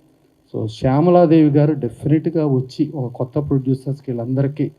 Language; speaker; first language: Telugu; native; Telugu